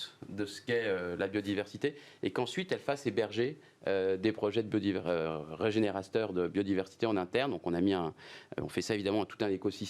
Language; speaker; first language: French; native; French